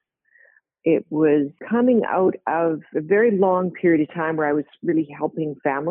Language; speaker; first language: English; native; English